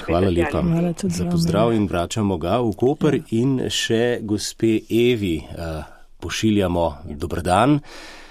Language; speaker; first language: Slovenian; native; Slovenian